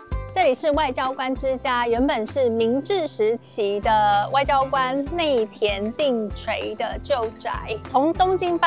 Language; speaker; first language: Chinese; native; Chinese